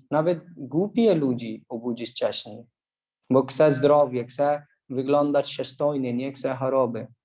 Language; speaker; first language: Polish; non-native, learner; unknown